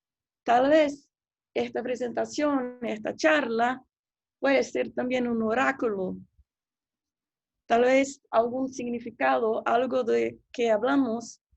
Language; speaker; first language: Spanish; non-native, fluent; Portuguese